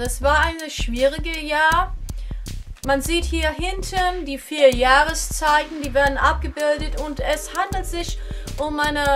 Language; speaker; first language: German; non-native, fluent; English